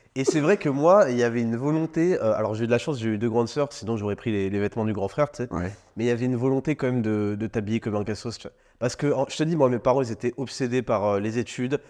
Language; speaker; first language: French; native; French